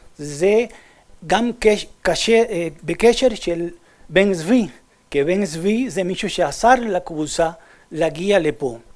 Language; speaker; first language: Hebrew; non-native, fluent; Spanish